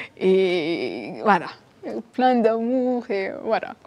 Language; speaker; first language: French; non-native, local second language; Kinyarwanda